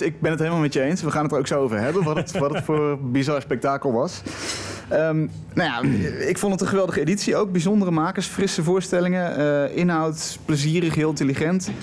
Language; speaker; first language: Dutch; native; Dutch